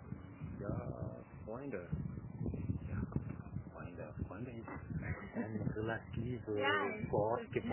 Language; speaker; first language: German; non-native, learner; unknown